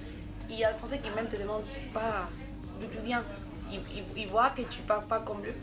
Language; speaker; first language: French; non-native, fluent; Spanish